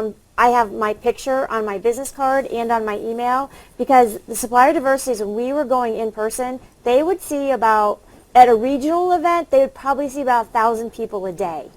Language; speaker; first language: English; native; English